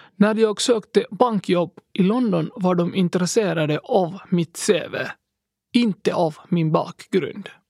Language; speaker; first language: Swedish; early bilingual, other home language; Somali